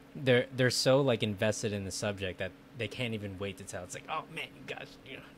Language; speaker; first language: English; early bilingual, other home language; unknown